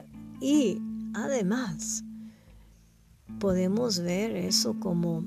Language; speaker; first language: Spanish; non-native, learner; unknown